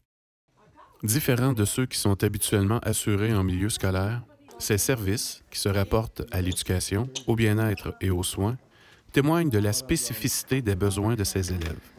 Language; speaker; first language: French; native; French